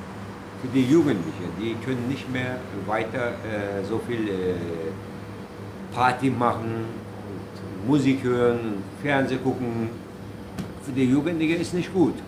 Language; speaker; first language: German; non-native, learner; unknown